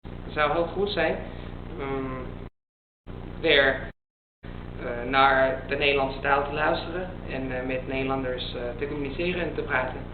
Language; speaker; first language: Dutch; non-native, learner; Italian